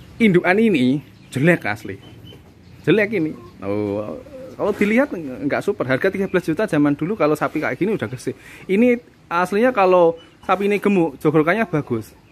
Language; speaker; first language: Indonesian; native; Indonesian